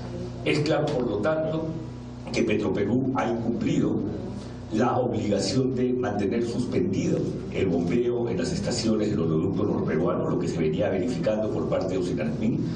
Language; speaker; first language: Spanish; native; Spanish